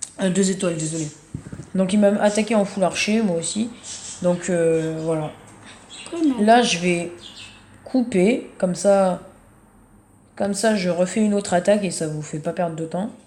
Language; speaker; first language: French; native; French